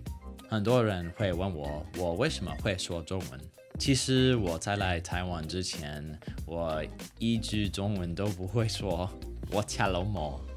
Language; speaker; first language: Chinese; non-native, fluent; English